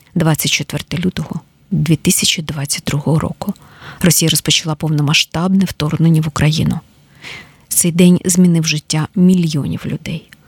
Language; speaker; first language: Ukrainian; native; Ukrainian